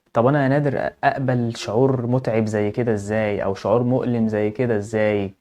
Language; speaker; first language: Arabic; native; Arabic